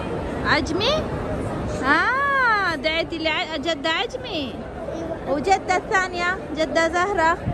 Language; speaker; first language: Arabic; non-native, fluent; Urdu